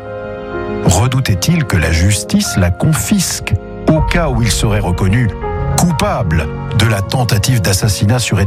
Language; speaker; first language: French; native; French